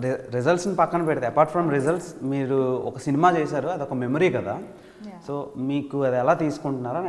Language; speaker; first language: Telugu; native; Telugu